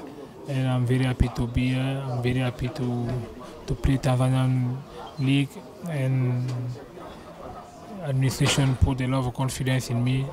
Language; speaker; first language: English; non-native, learner; French